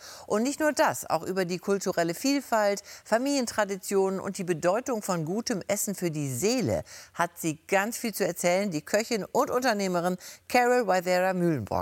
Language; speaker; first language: German; native; German